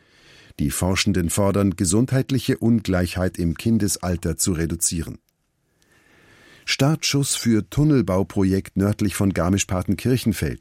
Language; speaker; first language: German; native; German